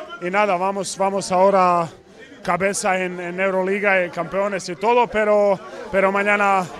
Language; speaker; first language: Spanish; non-native, learner; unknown